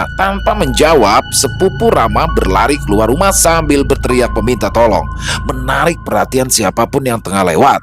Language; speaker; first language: Indonesian; native; Indonesian